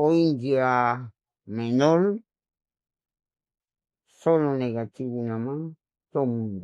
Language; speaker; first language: Spanish; non-native, local second language; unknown